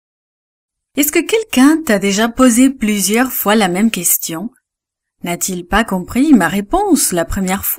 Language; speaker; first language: French; native; French